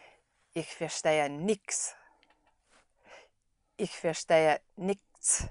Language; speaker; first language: German; non-native, learner; English